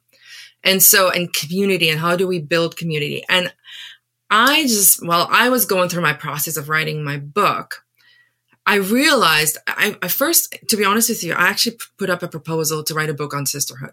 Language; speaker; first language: English; non-native, local second language; Afrikaans